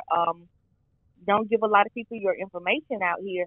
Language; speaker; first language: English; native; English